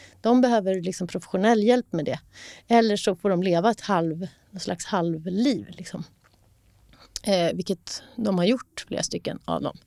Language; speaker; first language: Swedish; native; Swedish